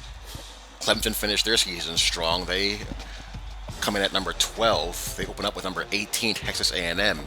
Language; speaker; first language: English; native; English